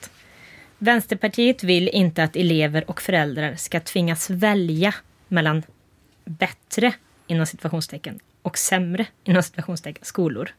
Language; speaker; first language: Swedish; native; Swedish